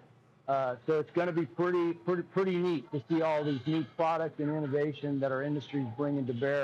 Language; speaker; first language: English; native; English